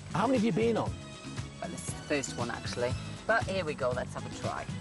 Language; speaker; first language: English; native; English